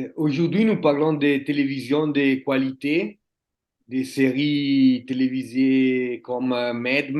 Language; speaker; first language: French; non-native, fluent; Italian